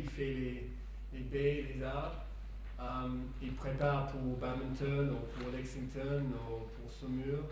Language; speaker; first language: French; non-native, fluent; English